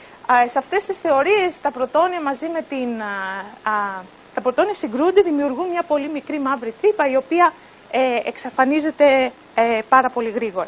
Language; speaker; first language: Greek; native; Greek